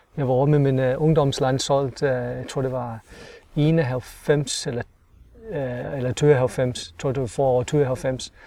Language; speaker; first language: Danish; non-native, fluent; English